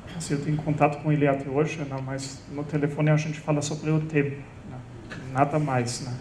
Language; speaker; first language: Portuguese; non-native, fluent; German